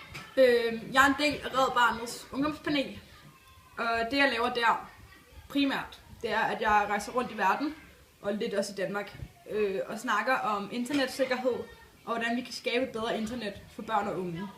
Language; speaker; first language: Danish; native; Danish